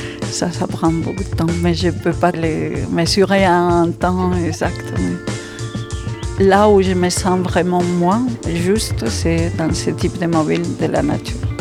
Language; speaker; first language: French; non-native, fluent; Spanish